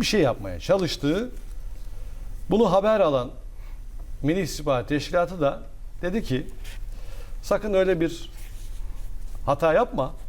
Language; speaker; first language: Turkish; native; Turkish